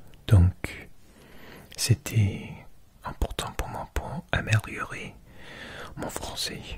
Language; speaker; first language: French; non-native, learner; English